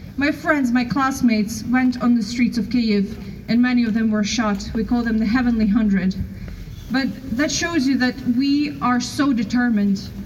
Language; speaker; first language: English; non-native, fluent; Ukrainian